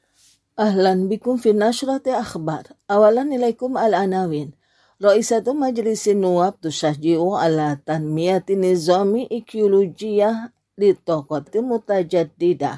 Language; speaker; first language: Arabic; non-native, fluent; Indonesian